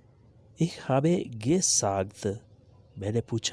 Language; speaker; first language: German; non-native, learner; Urdu